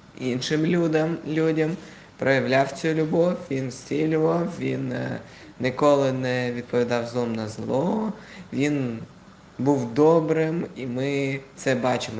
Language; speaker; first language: Ukrainian; non-native, local second language; Russian